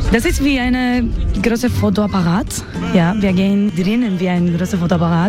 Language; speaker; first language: German; non-native, learner; Spanish